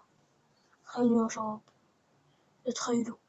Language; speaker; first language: Arabic; native; Arabic